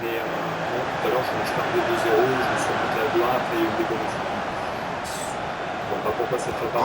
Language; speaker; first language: French; native; French